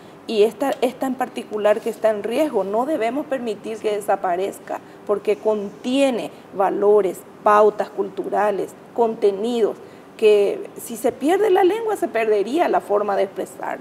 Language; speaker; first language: Spanish; native; Spanish